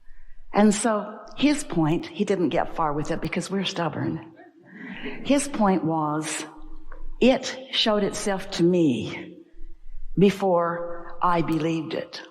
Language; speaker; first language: English; native; English